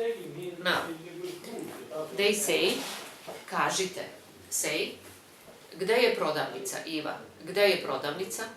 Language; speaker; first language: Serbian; non-native, fluent; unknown